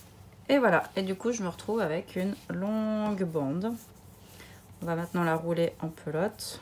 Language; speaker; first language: French; native; French